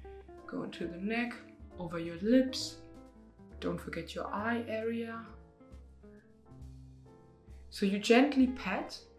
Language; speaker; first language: English; non-native, fluent; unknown